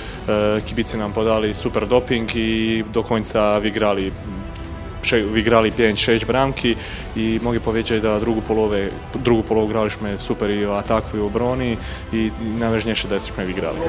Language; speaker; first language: Polish; non-native, learner; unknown